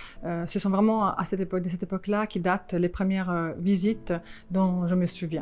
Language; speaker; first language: French; non-native, fluent; Italian